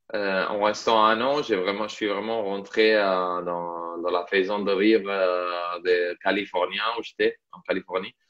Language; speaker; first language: French; non-native, fluent; Italian